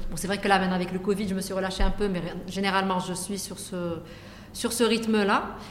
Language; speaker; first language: French; non-native, local second language; Arabic